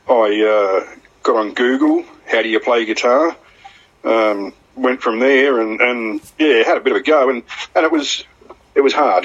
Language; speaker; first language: English; native; English